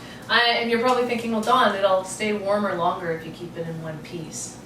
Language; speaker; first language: English; native; English